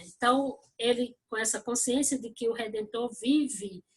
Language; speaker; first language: Portuguese; native; Portuguese